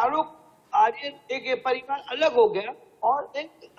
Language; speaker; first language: Hindi; native; Hindi